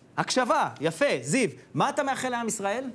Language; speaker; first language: Hebrew; native; Hebrew